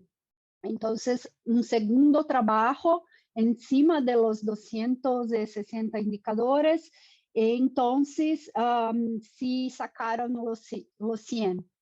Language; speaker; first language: Spanish; non-native, fluent; Portuguese